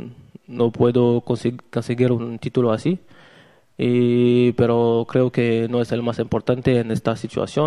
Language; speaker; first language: Spanish; non-native, learner; French